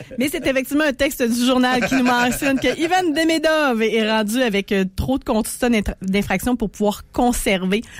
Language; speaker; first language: French; native; French